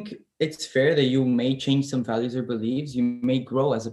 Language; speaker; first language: English; non-native, fluent; Portuguese